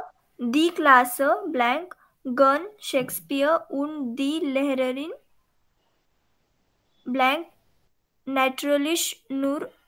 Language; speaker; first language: German; non-native, learner; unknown